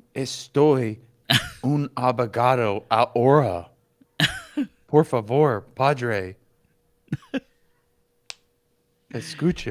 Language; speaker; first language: Spanish; non-native, learner; English